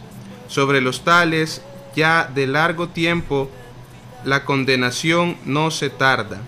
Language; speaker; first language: Spanish; native; Spanish